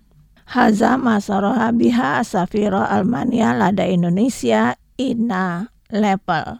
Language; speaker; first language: Arabic; non-native, fluent; Indonesian